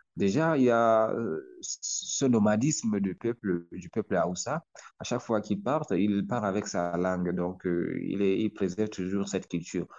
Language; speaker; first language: French; non-native, local second language; Hausa